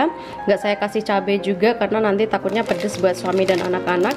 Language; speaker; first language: Indonesian; native; Indonesian